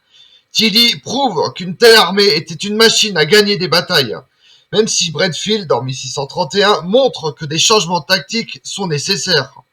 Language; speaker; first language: French; native; French